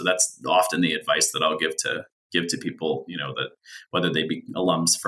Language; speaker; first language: English; native; English